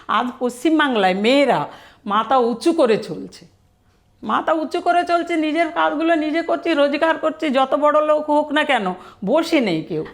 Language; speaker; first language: Bangla; non-native, fluent; Telugu